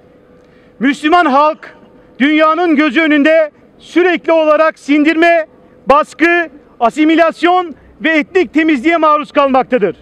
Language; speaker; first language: Turkish; native; Turkish